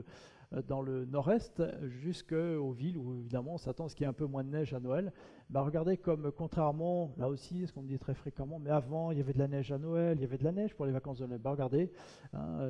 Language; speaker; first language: French; native; French